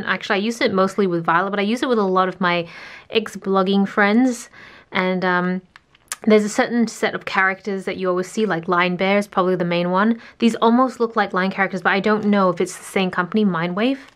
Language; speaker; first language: English; native; English